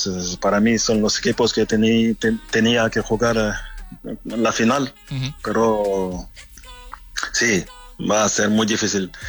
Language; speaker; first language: Spanish; non-native, fluent; French